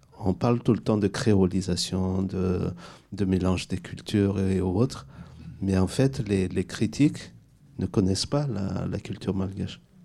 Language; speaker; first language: French; non-native, local second language; Malagasy